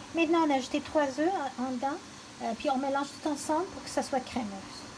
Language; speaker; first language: French; non-native, learner; Persian